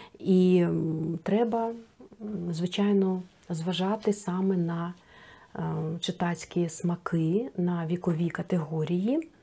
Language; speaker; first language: Ukrainian; non-native, local second language; Russian